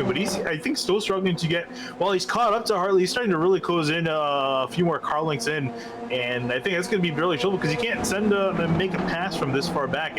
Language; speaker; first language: English; native; English